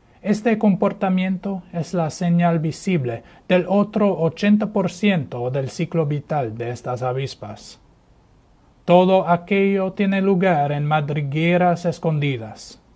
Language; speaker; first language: Spanish; non-native, fluent; English